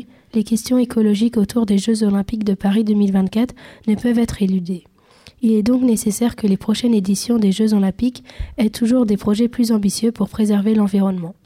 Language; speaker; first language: French; native; French